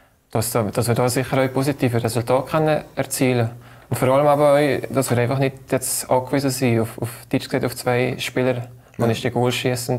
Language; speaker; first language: German; native; German